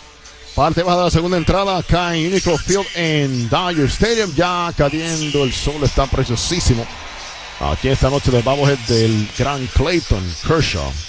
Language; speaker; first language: Spanish; native; Spanish